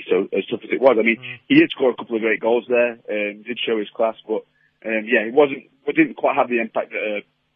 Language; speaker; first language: English; native; English